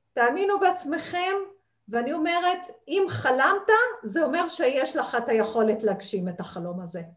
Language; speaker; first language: Hebrew; non-native, local second language; Arabic